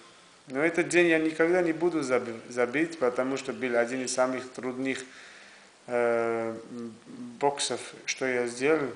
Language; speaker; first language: Russian; non-native, fluent; Armenian